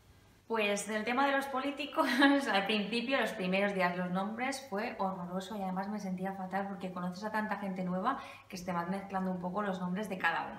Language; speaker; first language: Spanish; native; Spanish